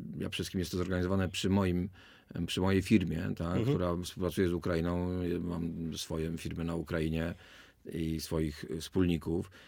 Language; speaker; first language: Polish; native; Polish